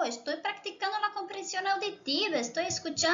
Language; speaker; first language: Spanish; non-native, local second language; Portuguese